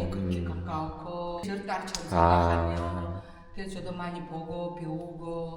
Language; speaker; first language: Korean; early bilingual, heritage; Korean